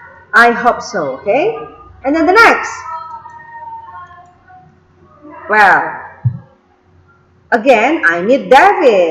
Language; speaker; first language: English; non-native, fluent; Indonesian